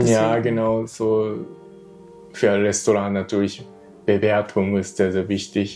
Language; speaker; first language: German; non-native, learner; Japanese